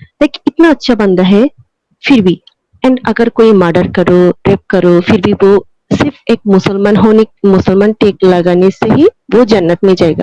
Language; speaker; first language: Hindi; non-native, local second language; Bangla